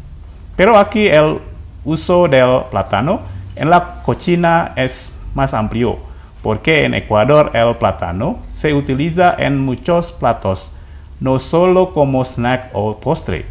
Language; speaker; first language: Spanish; non-native, fluent; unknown